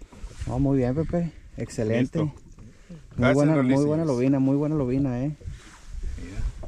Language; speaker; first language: Spanish; native; Spanish